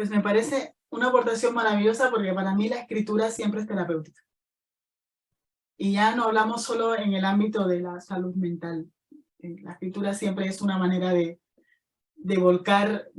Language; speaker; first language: Spanish; native; Spanish